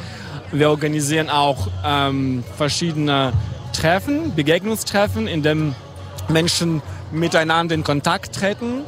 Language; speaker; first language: German; non-native, fluent; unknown